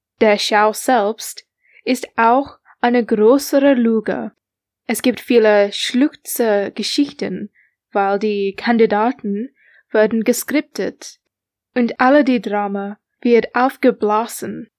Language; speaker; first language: German; non-native, learner; English